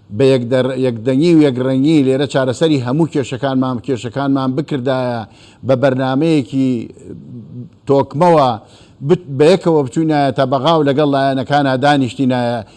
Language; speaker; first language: Central Kurdish; native; Central Kurdish